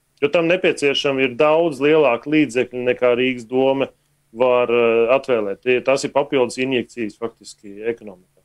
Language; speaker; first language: Latvian; native; Latvian